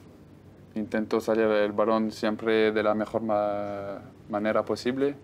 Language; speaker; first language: Spanish; non-native, fluent; French